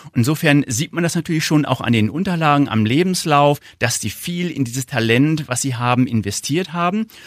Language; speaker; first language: German; native; German